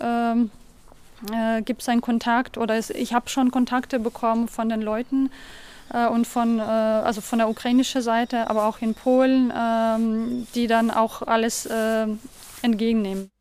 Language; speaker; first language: German; non-native, fluent; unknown